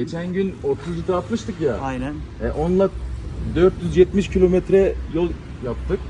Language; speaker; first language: Turkish; non-native, fluent; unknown